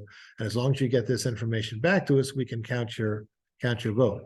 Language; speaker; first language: English; native; English